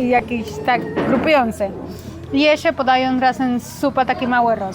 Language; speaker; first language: Polish; non-native, fluent; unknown